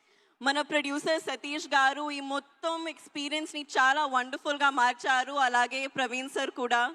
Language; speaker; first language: Telugu; non-native, local second language; Hindi